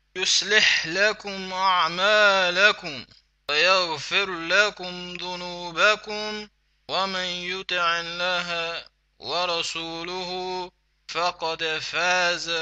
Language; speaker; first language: Arabic; non-native, fluent; English